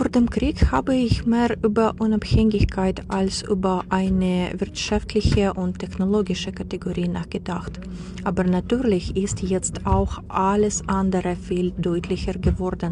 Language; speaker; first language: German; non-native, fluent; Ukrainian